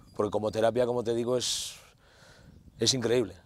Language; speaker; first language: Spanish; native; Spanish